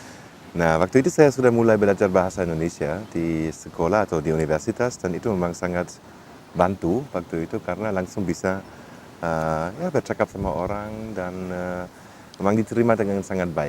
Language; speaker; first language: Indonesian; non-native, fluent; German